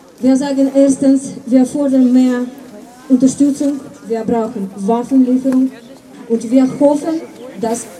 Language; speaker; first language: German; non-native, fluent; Ukrainian